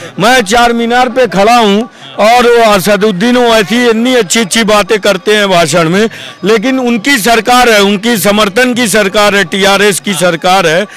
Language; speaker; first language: Hindi; native; Hindi